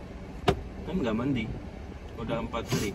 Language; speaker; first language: Indonesian; non-native, fluent; Urdu